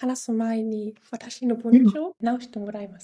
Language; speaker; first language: Japanese; non-native, learner; German